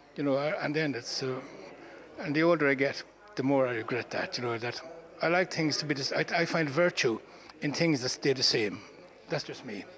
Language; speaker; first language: English; native; English